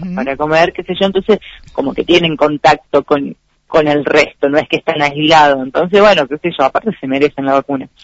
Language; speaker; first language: Spanish; native; Spanish